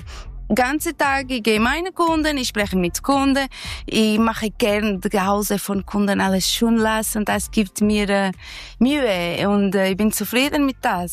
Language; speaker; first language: German; non-native, learner; Portuguese